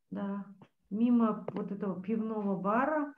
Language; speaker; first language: Russian; native; Russian